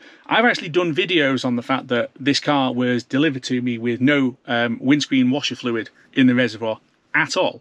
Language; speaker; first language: English; native; English